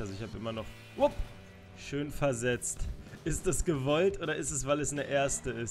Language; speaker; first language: German; native; German